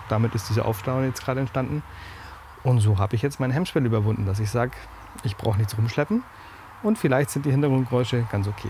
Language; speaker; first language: German; native; German